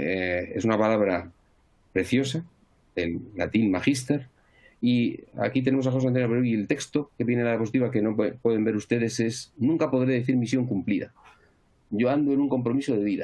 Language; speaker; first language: Spanish; native; Spanish